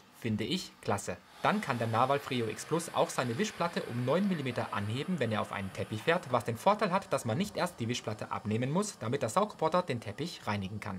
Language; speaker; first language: German; native; German